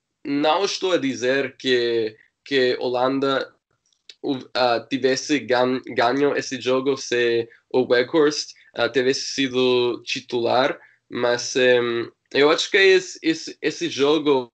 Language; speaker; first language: Portuguese; non-native, learner; English